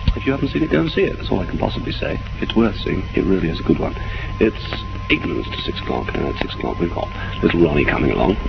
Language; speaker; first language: English; native; English